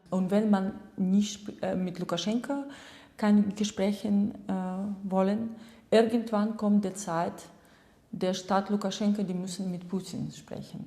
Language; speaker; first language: German; non-native, learner; Belarusian